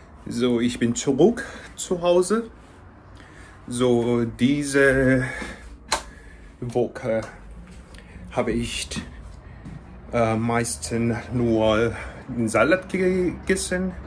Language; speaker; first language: German; non-native, learner; Korean